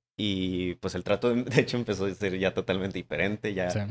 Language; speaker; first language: Spanish; native; Spanish